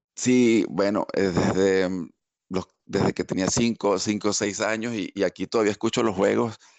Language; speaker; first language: Spanish; native; Spanish